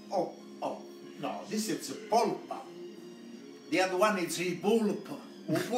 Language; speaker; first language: English; non-native, local second language; Italian